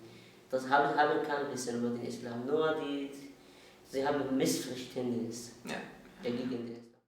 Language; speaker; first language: German; non-native, learner; Arabic